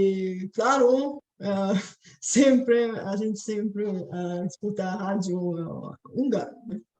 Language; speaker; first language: Portuguese; non-native, fluent; Bulgarian